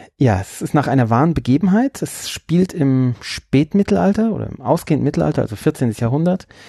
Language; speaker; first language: German; native; German